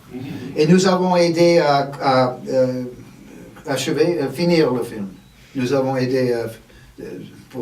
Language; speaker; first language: French; non-native, fluent; English